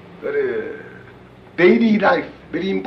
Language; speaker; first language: English; non-native, learner; Japanese